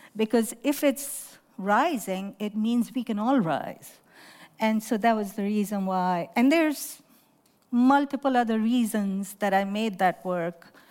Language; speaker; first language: English; non-native, local second language; Urdu